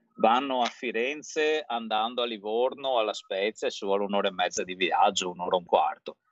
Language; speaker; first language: Italian; native; Italian